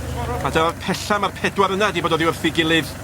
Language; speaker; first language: Welsh; native; Welsh